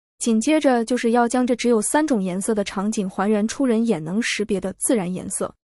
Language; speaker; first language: Chinese; native; Chinese